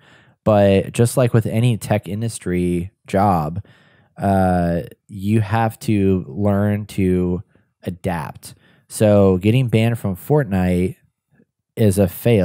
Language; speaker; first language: English; native; English